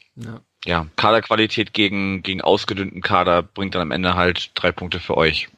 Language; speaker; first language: German; native; German